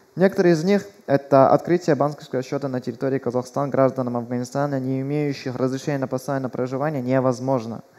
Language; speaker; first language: Russian; early bilingual, other home language; Persian